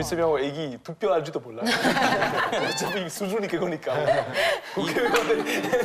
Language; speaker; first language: Korean; non-native, fluent; Italian